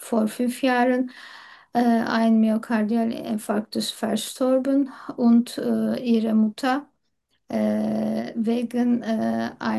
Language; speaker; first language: German; non-native, learner; Turkish